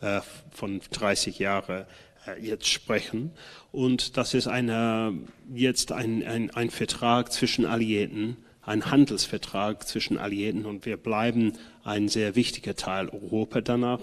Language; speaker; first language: German; non-native, fluent; English